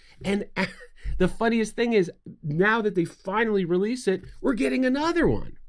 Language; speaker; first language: English; native; English